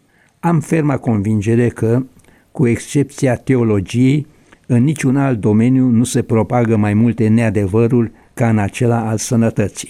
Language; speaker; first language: Romanian; native; Romanian